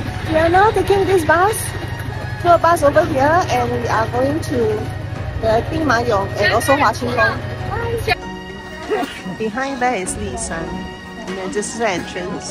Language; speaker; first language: English; non-native, local second language; Chinese